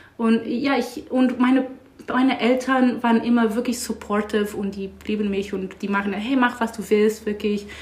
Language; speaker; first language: German; non-native, learner; English